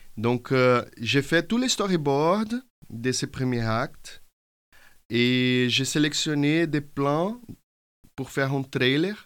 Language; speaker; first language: French; non-native, fluent; Portuguese